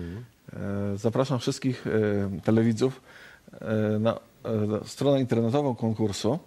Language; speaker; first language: Polish; native; Polish